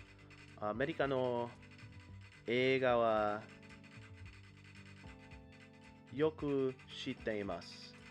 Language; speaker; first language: Japanese; non-native, learner; English